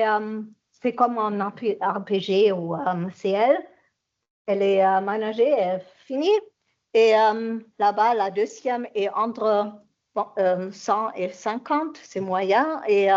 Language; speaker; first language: French; non-native, fluent; German